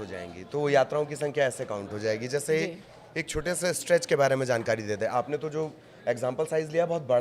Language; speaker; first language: Hindi; native; Hindi